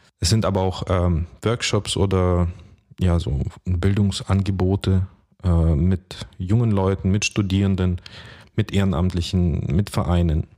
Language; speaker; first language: German; early bilingual, other home language; Russian